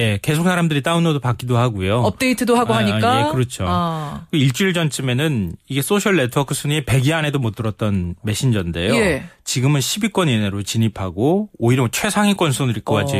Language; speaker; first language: Korean; native; Korean